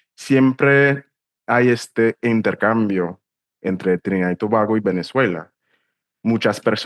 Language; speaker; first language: Spanish; non-native, fluent; English